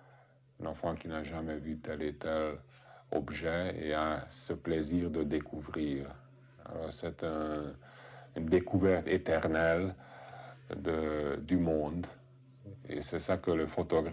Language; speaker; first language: French; non-native, fluent; Hungarian